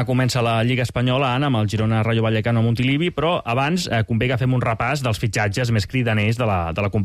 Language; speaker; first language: Catalan; native; Catalan